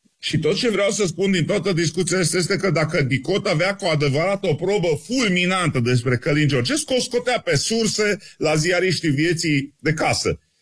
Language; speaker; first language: Romanian; native; Romanian